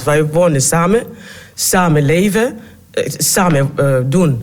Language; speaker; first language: Dutch; non-native, learner; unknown